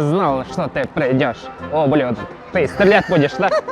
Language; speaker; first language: Russian; non-native, local second language; Kazakh